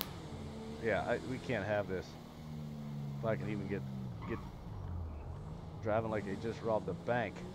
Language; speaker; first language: English; native; English